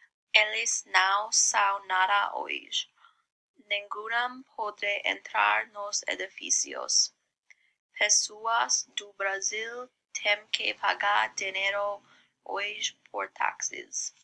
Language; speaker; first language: Portuguese; non-native, learner; English